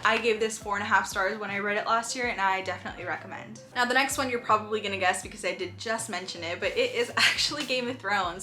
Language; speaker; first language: English; native; English